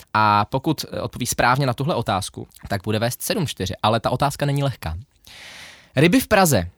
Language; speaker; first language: Czech; native; Czech